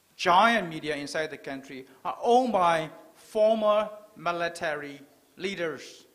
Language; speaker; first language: English; non-native, fluent; Burmese